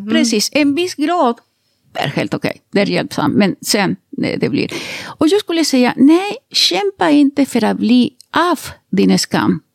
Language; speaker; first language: Swedish; non-native, fluent; Spanish